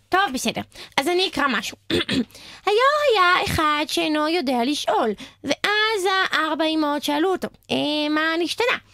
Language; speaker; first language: Hebrew; native; Hebrew